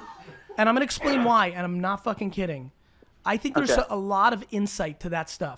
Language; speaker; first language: English; early bilingual, other home language; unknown